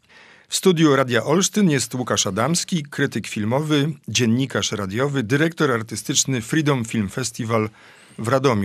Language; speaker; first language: Polish; native; Polish